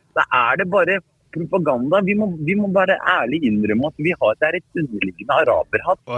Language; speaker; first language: Norwegian; early bilingual, other home language; Arabic